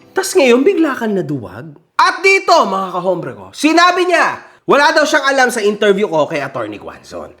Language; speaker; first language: Filipino; native; Filipino